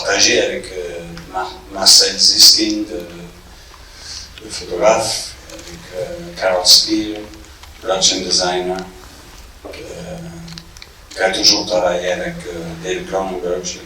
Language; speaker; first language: French; non-native, fluent; English